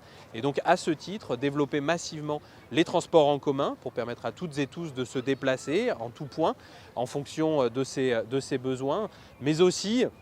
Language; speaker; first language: French; native; French